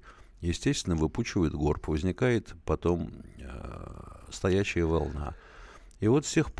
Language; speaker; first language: Russian; native; Russian